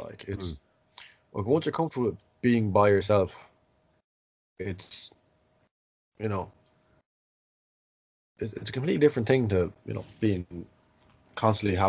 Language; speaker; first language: English; native; English